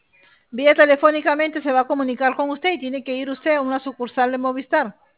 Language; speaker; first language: Spanish; native; Spanish